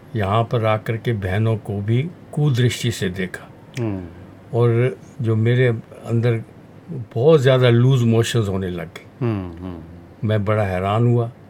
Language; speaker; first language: Hindi; non-native, local second language; Punjabi